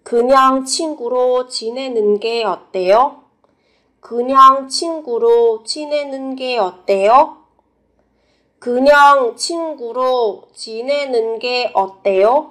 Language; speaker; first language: Korean; non-native, fluent; Vietnamese